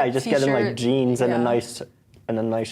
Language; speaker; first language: English; native; English